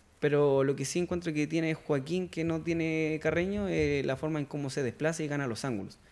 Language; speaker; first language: Spanish; native; Spanish